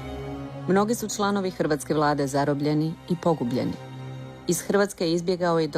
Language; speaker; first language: Croatian; native; Croatian